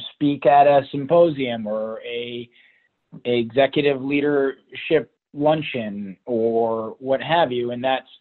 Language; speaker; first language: English; native; English